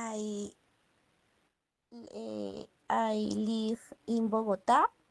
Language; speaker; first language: English; non-native, learner; Spanish